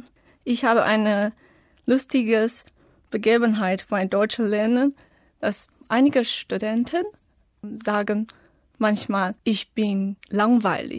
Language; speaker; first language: German; non-native, learner; Chinese